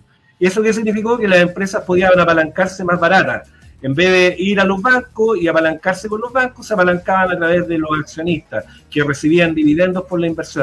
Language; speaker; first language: Spanish; native; Spanish